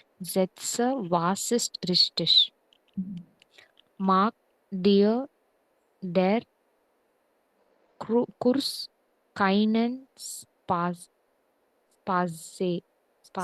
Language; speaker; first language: German; non-native, learner; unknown